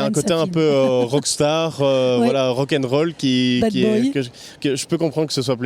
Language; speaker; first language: French; native; French